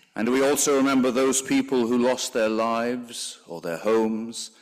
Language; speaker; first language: English; native; English